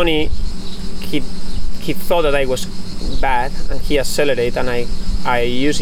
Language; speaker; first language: English; non-native, fluent; Spanish